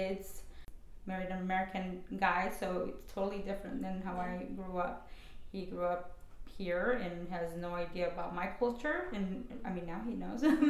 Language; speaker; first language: English; native; English